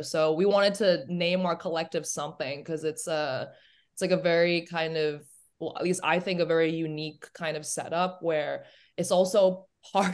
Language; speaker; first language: English; native; English